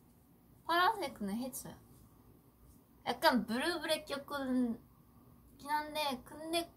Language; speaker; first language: Korean; non-native, fluent; Japanese